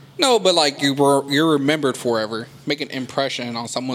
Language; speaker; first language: English; early bilingual, other home language; Spanish